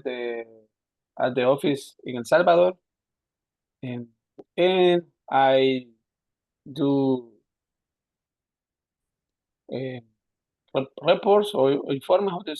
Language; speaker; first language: English; non-native, learner; Spanish